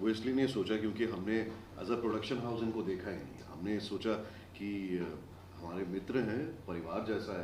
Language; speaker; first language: Hindi; native; Hindi